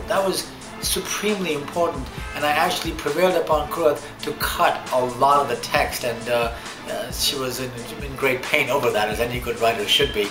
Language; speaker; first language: English; native; English